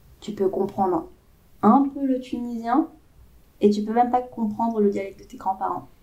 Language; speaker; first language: French; native; French